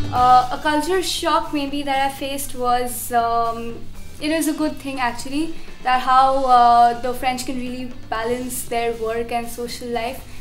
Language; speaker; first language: English; non-native, local second language; Bangla